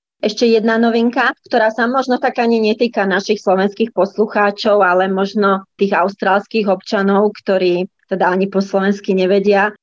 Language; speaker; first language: Slovak; native; Slovak